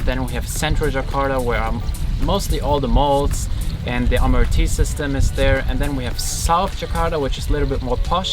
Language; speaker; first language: English; non-native, fluent; German